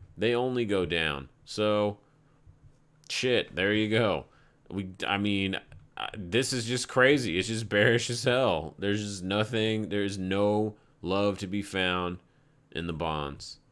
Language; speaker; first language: English; native; English